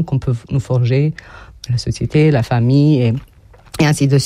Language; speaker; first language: French; non-native, fluent; Serbian